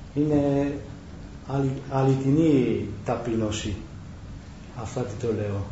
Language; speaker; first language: Greek; non-native, learner; Romanian